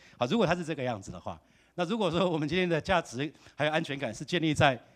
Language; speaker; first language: Chinese; native; Chinese